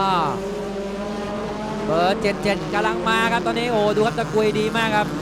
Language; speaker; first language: Thai; native; Thai